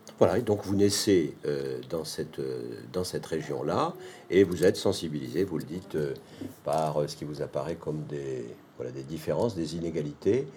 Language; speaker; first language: French; native; French